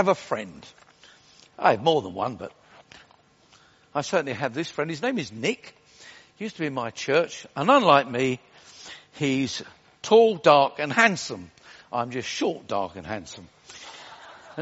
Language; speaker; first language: English; native; English